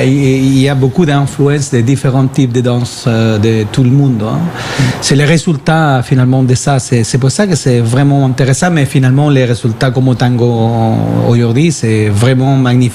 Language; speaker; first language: French; non-native, fluent; Spanish